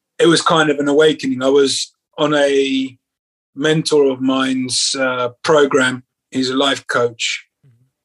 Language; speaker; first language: English; native; English